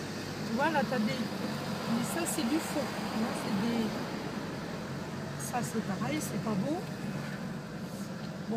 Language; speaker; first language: French; native; French